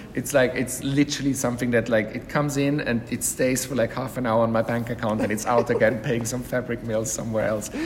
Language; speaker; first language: English; non-native, fluent; German